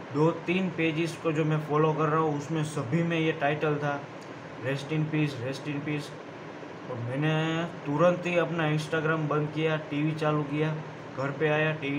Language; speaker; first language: Hindi; non-native, local second language; Gujarati